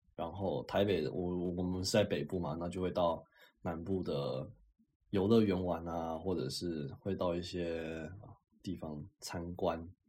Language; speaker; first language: Chinese; native; Chinese